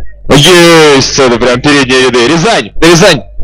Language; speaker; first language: Russian; native; Russian